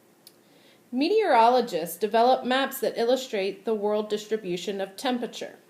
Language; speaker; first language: English; native; English